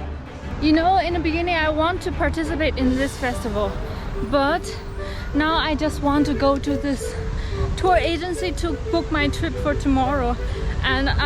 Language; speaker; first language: English; non-native, fluent; Chinese